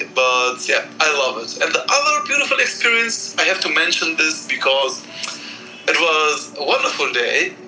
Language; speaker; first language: English; non-native, fluent; Arabic